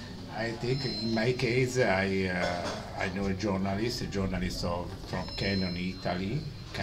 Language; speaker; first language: English; non-native, learner; Italian